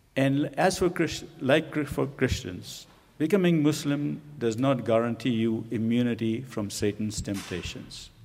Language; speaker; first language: English; non-native, local second language; Urdu